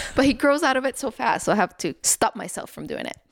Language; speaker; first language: English; early bilingual, other home language; Spanish